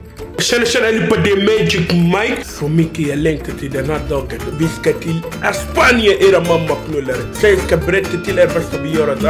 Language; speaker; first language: Swedish; non-native, fluent; Arabic